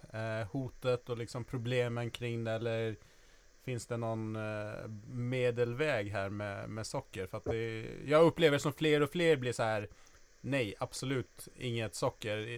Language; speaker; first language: Swedish; native; Swedish